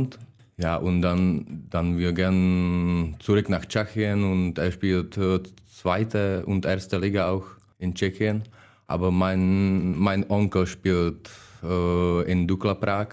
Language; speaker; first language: German; non-native, learner; Czech